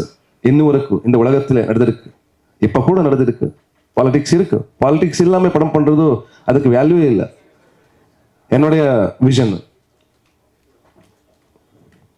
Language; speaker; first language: Tamil; non-native, local second language; Kannada